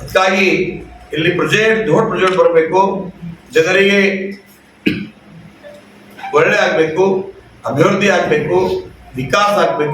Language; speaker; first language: Kannada; non-native, local second language; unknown